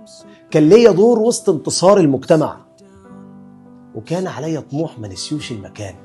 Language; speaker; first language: Arabic; native; Arabic